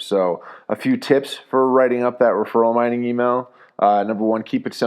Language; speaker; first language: English; native; English